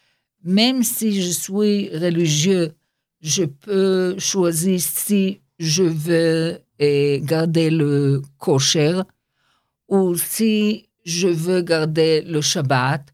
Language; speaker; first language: French; non-native, learner; Hebrew